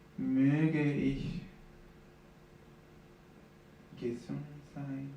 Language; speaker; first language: German; non-native, fluent; Sinhala